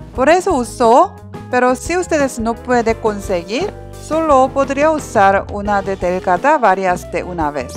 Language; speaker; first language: Spanish; non-native, learner; Korean